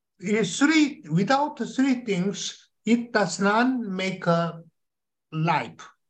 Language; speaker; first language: English; non-native, learner; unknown